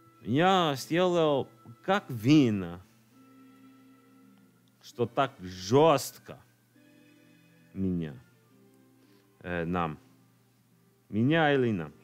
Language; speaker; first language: Russian; non-native, learner; English